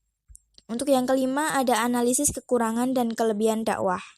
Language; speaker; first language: Indonesian; native; Indonesian